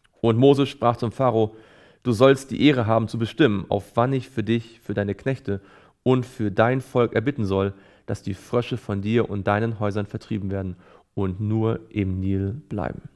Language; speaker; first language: German; native; German